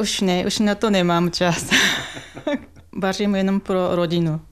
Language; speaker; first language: Czech; non-native, fluent; Japanese